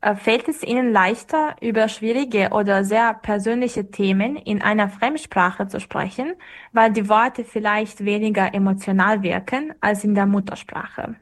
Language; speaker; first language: German; non-native, fluent; Serbian